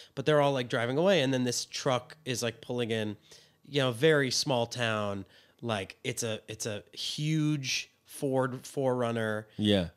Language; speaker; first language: English; native; English